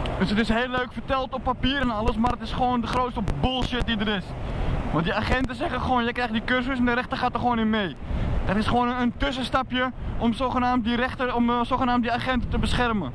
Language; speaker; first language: Dutch; native; Dutch